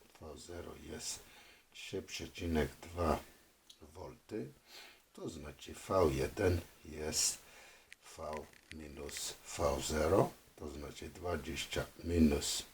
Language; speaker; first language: Polish; non-native, fluent; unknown